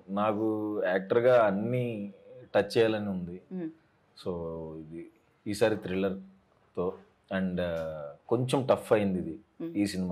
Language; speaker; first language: Telugu; native; Telugu